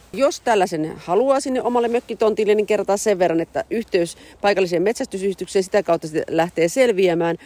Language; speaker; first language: Finnish; native; Finnish